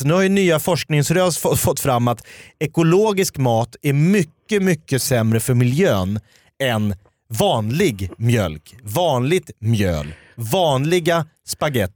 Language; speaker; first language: Swedish; native; Swedish